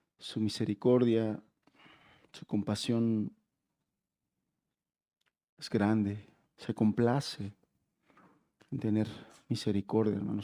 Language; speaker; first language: Spanish; native; Spanish